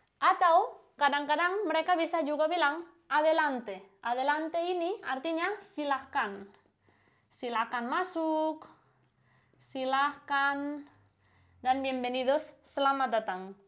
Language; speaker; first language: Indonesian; non-native, fluent; Spanish